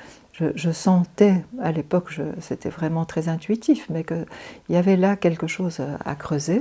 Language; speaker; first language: French; native; French